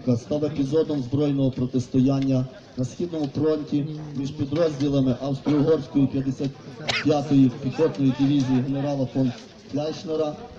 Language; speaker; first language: Ukrainian; native; Ukrainian